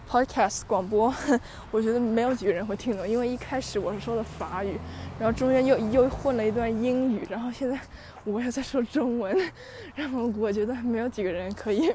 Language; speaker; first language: Chinese; early bilingual, heritage; Chinese